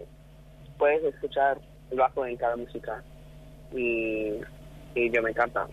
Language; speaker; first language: Spanish; non-native, fluent; English